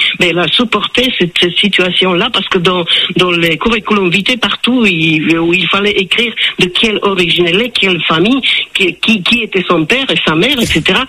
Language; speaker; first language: French; non-native, fluent; Czech